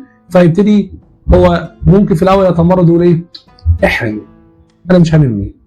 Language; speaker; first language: Arabic; native; Arabic